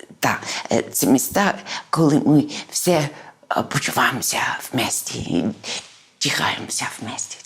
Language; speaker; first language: Ukrainian; early bilingual, heritage; English